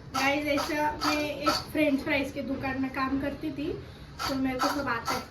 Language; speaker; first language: Hindi; non-native, local second language; Marathi